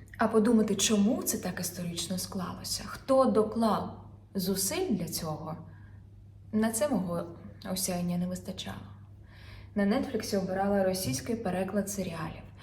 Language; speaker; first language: Ukrainian; non-native, local second language; Russian